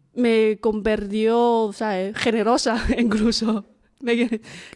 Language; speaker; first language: Spanish; non-native, fluent; Chinese